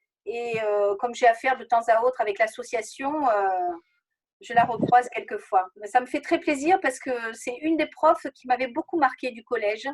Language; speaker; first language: French; native; French